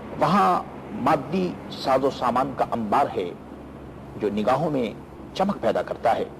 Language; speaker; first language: Urdu; native; Urdu